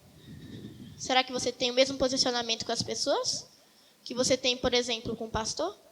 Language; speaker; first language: Portuguese; native; Portuguese